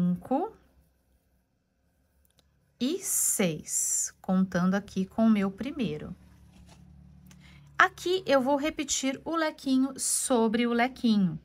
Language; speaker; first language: Portuguese; native; Portuguese